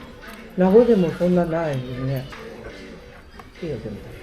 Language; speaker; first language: Japanese; native; Japanese